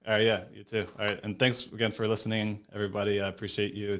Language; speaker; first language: English; native; English